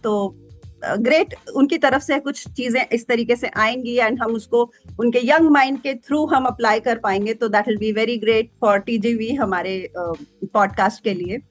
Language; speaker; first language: Hindi; native; Hindi